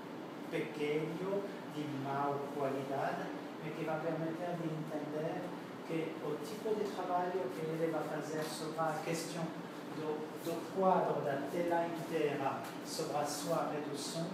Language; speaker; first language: Portuguese; non-native, learner; French